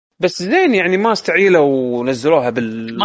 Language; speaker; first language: Arabic; native; Arabic